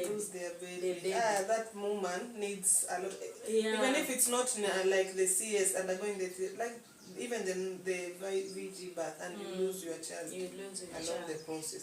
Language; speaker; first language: English; non-native, local second language; Swahili